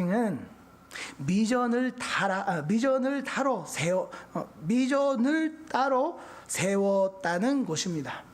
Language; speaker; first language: Korean; non-native, fluent; Japanese